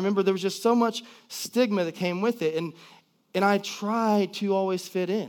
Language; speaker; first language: English; native; English